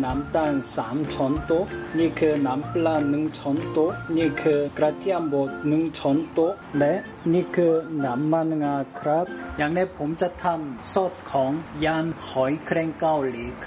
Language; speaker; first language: Thai; non-native, learner; Korean